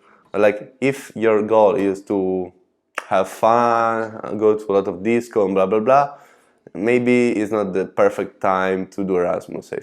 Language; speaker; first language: English; non-native, learner; Italian